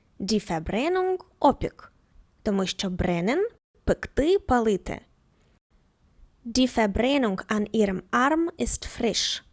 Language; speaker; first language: German; non-native, fluent; Ukrainian